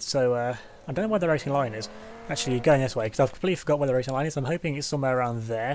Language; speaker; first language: English; native; English